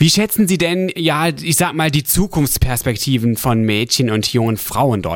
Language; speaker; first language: German; native; German